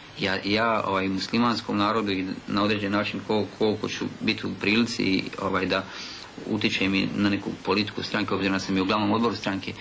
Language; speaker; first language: Bosnian; native; Bosnian